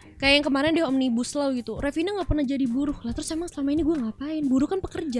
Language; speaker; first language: Indonesian; native; Indonesian